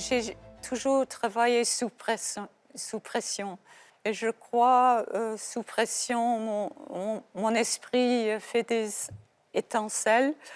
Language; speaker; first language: French; non-native, fluent; English